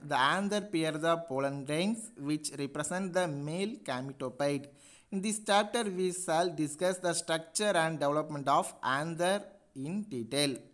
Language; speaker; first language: English; non-native, local second language; Tamil